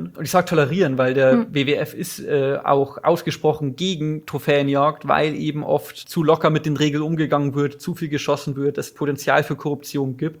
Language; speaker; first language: German; native; German